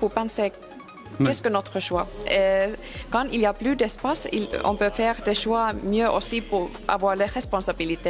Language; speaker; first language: French; non-native, learner; Finnish